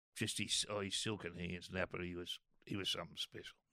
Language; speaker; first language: English; native; English